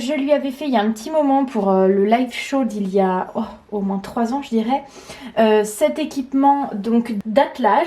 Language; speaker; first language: French; native; French